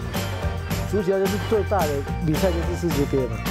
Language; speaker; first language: Chinese; non-native, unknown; Thai